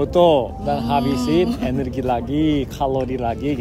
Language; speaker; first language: Indonesian; non-native, fluent; Korean